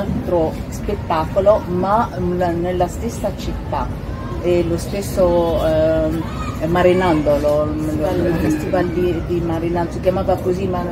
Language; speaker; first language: Italian; non-native, fluent; Arabic